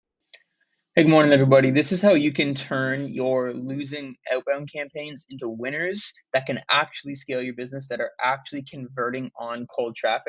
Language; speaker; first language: English; native; English